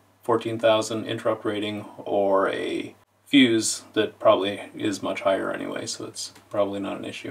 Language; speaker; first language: English; native; English